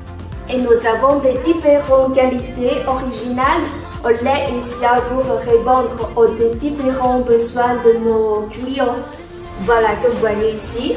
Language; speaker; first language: French; non-native, learner; Chinese